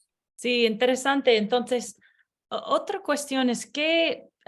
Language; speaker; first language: Spanish; non-native, learner; English